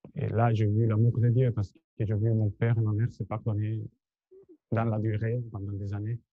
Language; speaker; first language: French; non-native, fluent; Spanish